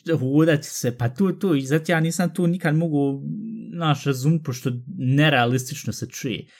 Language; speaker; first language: Bosnian; early bilingual, heritage; Bosnian